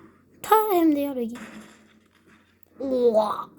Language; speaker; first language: French; native; French